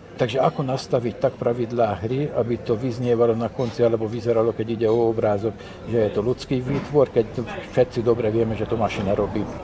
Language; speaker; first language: Slovak; native; Slovak